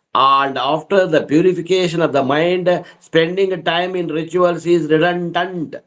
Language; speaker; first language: English; non-native, local second language; Kannada